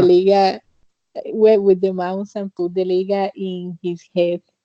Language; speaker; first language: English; non-native, fluent; Spanish